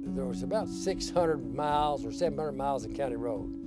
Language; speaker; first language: English; native; English